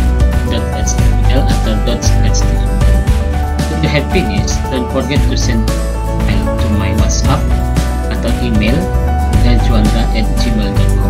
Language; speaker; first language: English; non-native, learner; Indonesian